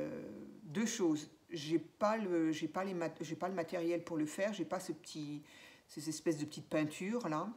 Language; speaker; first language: French; native; French